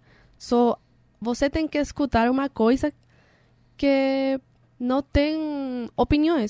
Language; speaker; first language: Portuguese; non-native, learner; Spanish